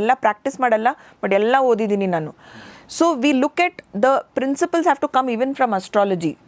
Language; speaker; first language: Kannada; non-native, local second language; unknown